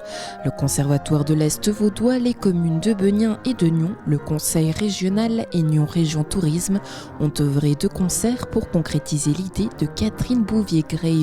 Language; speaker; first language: French; native; French